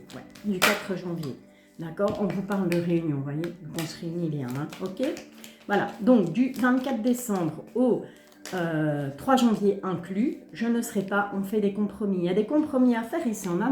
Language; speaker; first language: French; native; French